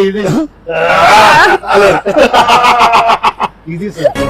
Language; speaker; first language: Telugu; non-native, learner; Kannada